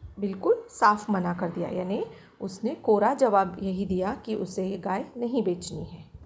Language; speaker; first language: Hindi; non-native, local second language; Marathi